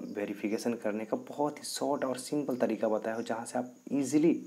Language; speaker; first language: Hindi; native; Hindi